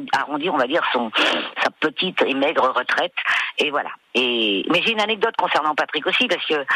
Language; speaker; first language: French; native; French